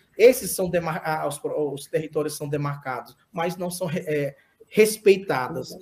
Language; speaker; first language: Portuguese; non-native, local second language; Yanomámi